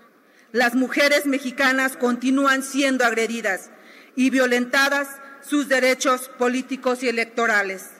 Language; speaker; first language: Spanish; native; Spanish